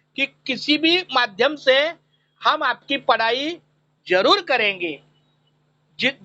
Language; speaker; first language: Hindi; non-native, local second language; Marathi